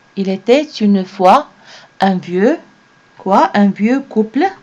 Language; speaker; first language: French; non-native, local second language; Arabic